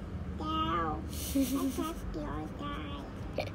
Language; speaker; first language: Vietnamese; early bilingual, heritage; Vietnamese